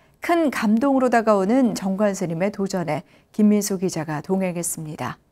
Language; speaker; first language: Korean; native; Korean